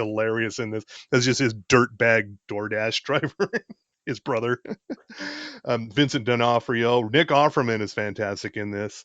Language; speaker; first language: English; native; English